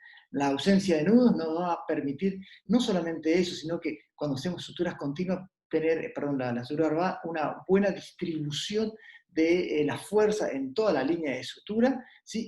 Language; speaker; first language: Spanish; native; Spanish